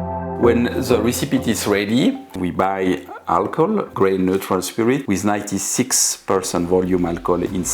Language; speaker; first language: English; non-native, learner; French